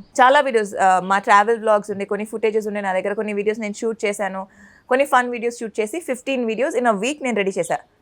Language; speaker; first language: Telugu; non-native, local second language; Urdu